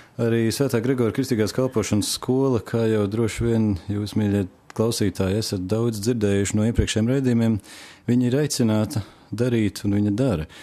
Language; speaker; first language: Latvian; native; Latvian